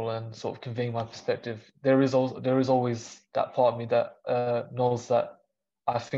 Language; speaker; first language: English; native; English